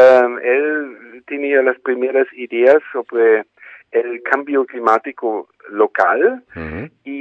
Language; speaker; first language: Spanish; non-native, fluent; German